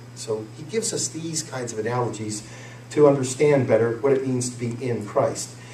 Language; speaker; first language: English; native; English